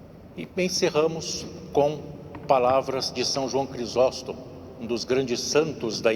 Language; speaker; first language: Portuguese; native; Portuguese